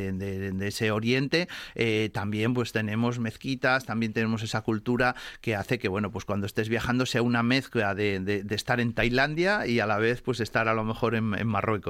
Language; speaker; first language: Spanish; native; Spanish